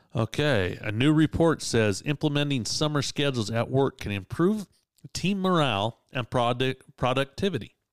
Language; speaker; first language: English; native; English